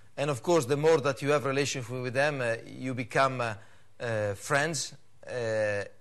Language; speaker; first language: English; non-native, fluent; Italian